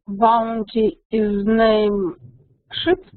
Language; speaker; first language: English; non-native, learner; Russian